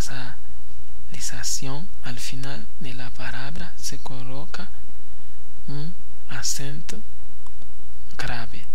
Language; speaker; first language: Spanish; non-native, fluent; Haitian Creole